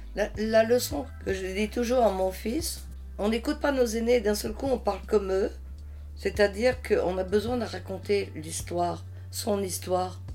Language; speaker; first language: French; early bilingual, heritage; French